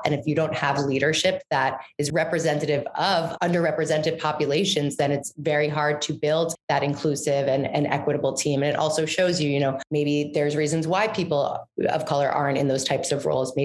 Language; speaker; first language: English; native; English